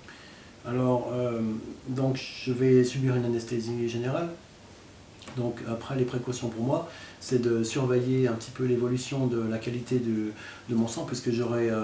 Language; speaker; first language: French; native; French